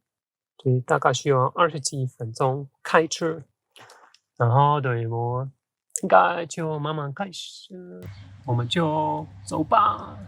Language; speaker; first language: Chinese; non-native, fluent; German